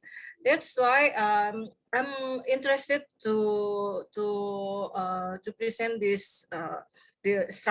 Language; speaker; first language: English; non-native, fluent; Indonesian